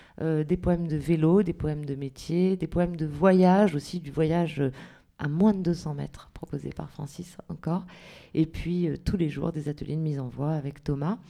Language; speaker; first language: French; native; French